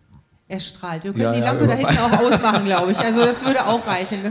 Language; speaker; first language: German; native; German